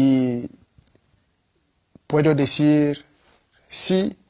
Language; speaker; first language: Spanish; non-native, fluent; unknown